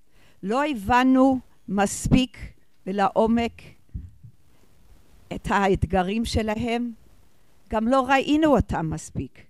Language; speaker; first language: Hebrew; non-native, fluent; English